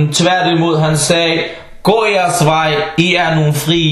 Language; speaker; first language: Danish; early bilingual, other home language; Arabic